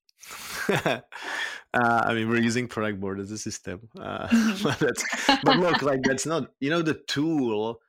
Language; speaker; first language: English; non-native, fluent; Czech